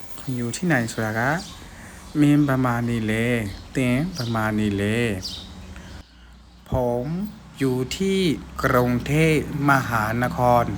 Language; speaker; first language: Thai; non-native, fluent; Burmese